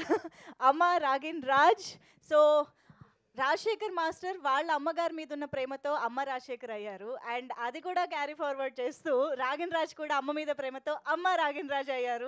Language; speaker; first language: Telugu; native; Telugu